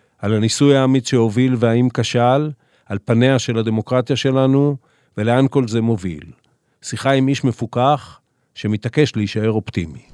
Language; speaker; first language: Hebrew; native; Hebrew